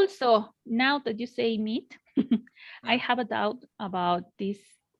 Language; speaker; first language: English; non-native, learner; Spanish